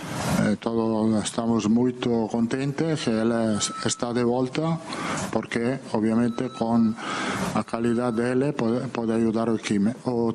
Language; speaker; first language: Portuguese; non-native, fluent; Italian